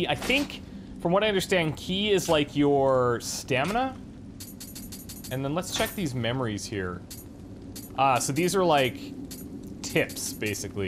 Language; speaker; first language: English; native; English